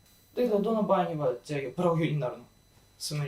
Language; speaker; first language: Japanese; non-native, fluent; Russian